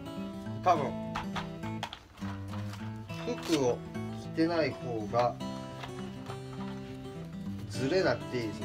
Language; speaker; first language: Japanese; native; Japanese